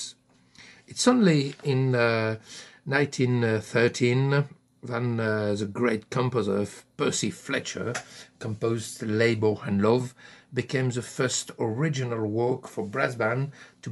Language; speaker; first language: English; non-native, fluent; French